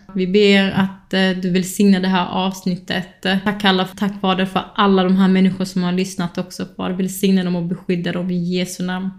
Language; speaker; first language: Swedish; early bilingual, other home language; Kurdish